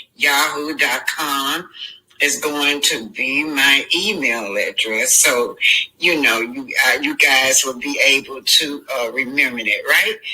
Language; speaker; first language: English; native; English